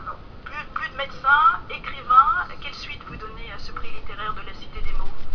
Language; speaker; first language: French; native; French